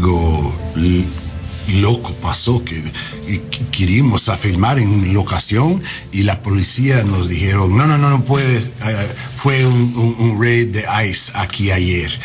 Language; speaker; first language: Spanish; non-native, learner; English